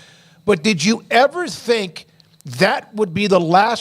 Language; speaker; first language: English; native; English